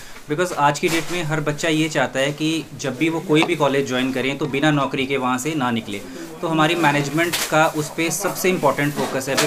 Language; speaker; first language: Hindi; native; Hindi